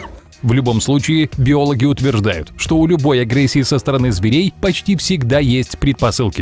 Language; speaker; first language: Russian; native; Russian